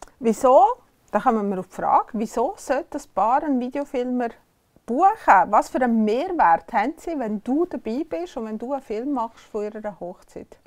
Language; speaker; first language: German; native; German